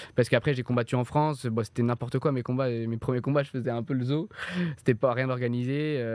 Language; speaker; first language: French; native; French